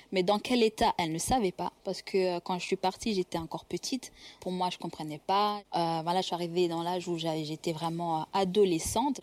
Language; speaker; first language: French; non-native, local second language; Kinyarwanda